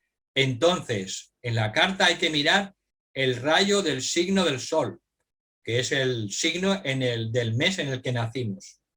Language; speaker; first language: Spanish; native; Spanish